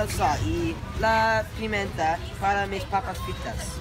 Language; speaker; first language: Spanish; non-native, learner; English